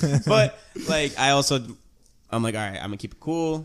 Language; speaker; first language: English; early bilingual, other home language; Spanish